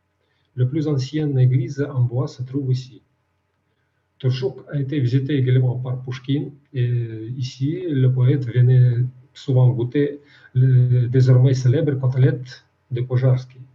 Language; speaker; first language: French; non-native, fluent; Russian